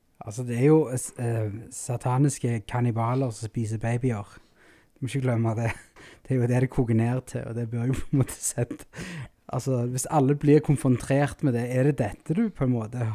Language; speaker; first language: Norwegian; native; Norwegian